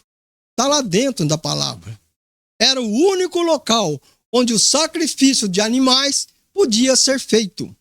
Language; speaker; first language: Portuguese; native; Portuguese